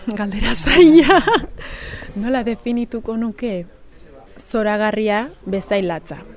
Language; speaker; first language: Basque; early bilingual, other home language; Sidamo